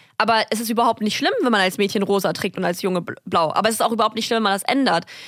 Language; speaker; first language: German; early bilingual, other home language; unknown